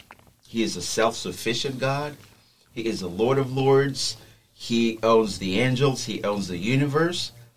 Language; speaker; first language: English; non-native, fluent; Haitian Creole